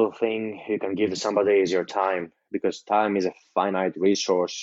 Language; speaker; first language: English; non-native, fluent; Greek